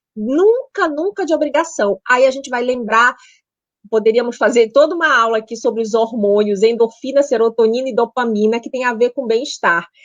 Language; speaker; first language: Portuguese; native; Portuguese